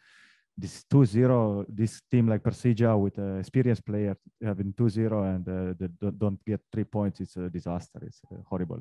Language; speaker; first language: English; non-native, fluent; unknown